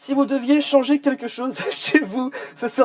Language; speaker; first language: French; native; French